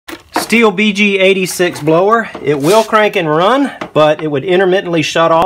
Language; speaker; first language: English; native; English